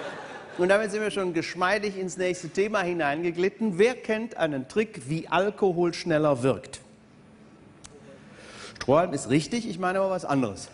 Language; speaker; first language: German; native; German